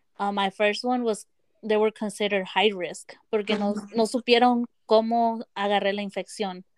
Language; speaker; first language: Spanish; early bilingual, heritage; Spanish